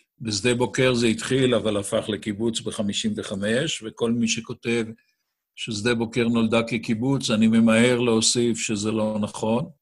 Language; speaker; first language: Hebrew; native; Hebrew